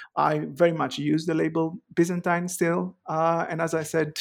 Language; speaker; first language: English; non-native, fluent; Greek